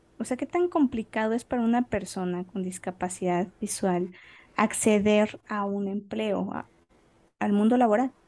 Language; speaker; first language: Spanish; native; Spanish